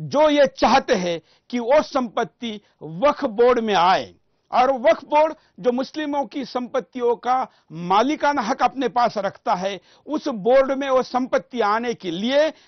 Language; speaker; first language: Hindi; non-native, local second language; Marathi